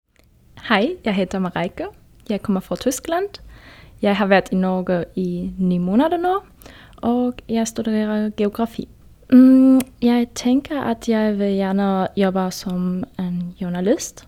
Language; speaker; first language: Norwegian; non-native, learner; German